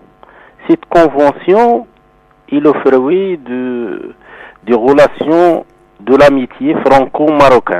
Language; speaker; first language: French; non-native, local second language; Arabic